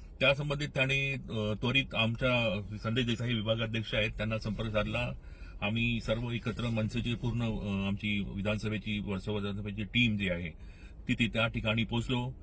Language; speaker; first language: Marathi; native; Marathi